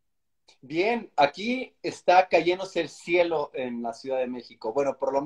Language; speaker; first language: Spanish; native; Spanish